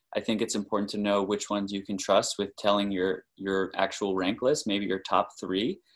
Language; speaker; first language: English; native; English